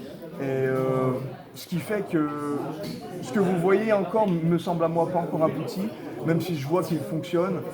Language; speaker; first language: French; native; French